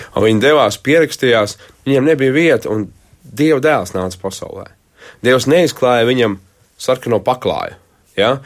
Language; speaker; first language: Latvian; native; Latvian